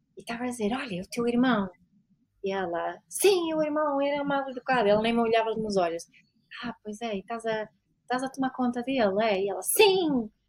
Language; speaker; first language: Portuguese; non-native, fluent; Serbian